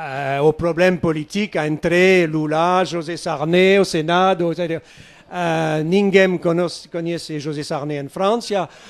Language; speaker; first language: Portuguese; non-native, learner; French